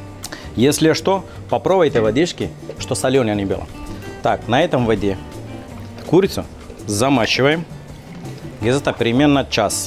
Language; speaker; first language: Russian; non-native, learner; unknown